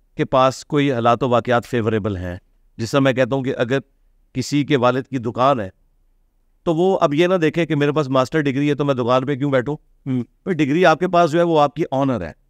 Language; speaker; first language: Urdu; native; Urdu